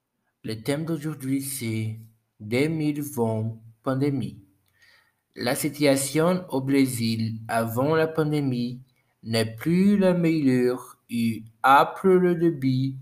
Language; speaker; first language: French; non-native, learner; Portuguese